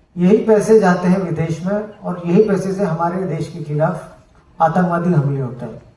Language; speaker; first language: Hindi; non-native, local second language; Marathi